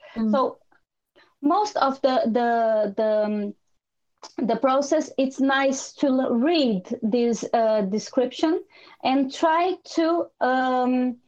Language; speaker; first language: English; non-native, fluent; Portuguese